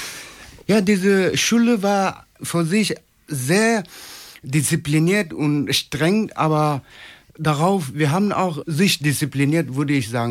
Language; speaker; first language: German; non-native, learner; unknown